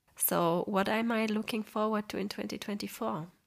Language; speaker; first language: English; non-native, fluent; Polish